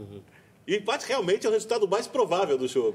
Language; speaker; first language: Portuguese; native; Portuguese